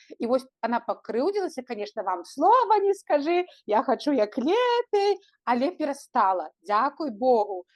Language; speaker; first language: Belarusian; non-native, local second language; Russian